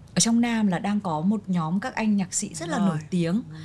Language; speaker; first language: Vietnamese; native; Vietnamese